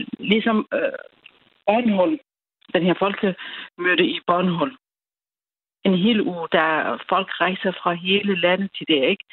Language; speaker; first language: Danish; non-native, learner; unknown